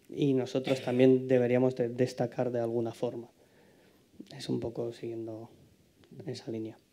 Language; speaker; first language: Spanish; non-native, fluent; Ukrainian